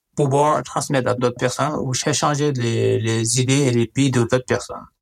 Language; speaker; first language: French; non-native, learner; Nepali